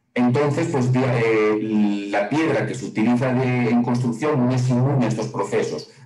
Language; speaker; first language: Spanish; native; Spanish